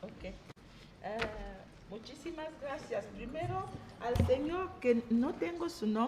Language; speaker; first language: Spanish; non-native, fluent; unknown